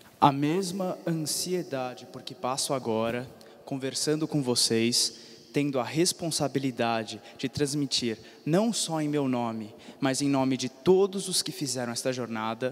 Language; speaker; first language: Portuguese; native; Portuguese